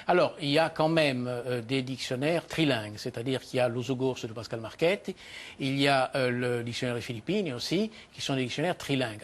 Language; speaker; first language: French; native; French